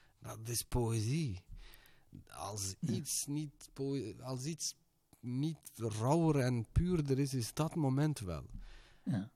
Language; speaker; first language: Dutch; early bilingual, other home language; Turkish